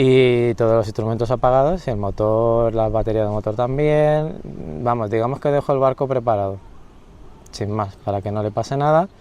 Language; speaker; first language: Spanish; native; Spanish